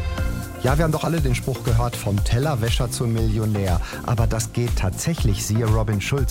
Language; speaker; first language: German; native; German